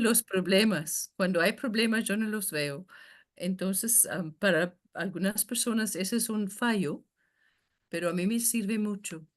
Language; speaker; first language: Spanish; non-native, fluent; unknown